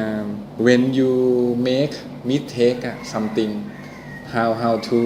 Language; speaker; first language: English; non-native, learner; Thai